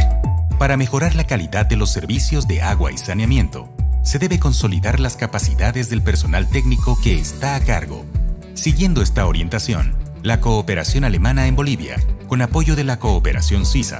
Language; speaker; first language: Spanish; native; Spanish